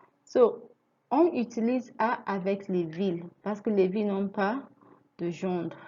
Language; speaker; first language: French; non-native, fluent; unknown